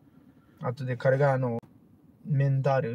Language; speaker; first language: Japanese; non-native, learner; Portuguese